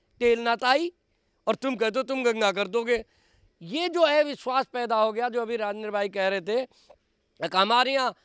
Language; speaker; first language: Hindi; native; Hindi